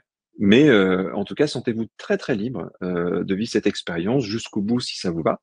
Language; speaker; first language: French; native; French